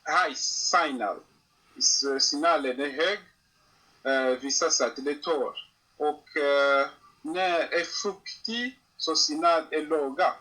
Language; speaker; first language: Swedish; non-native, learner; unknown